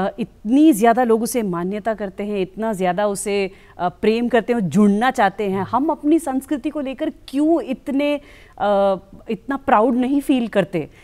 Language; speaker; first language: Hindi; native; Hindi